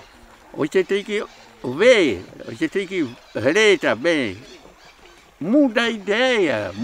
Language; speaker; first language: Portuguese; non-native, local second language; Kayapó